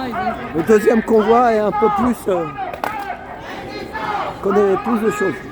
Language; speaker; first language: French; native; French